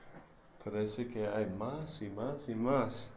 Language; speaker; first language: Spanish; non-native, fluent; English